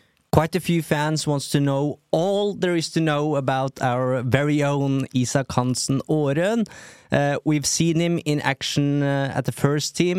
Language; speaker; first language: English; non-native, fluent; Norwegian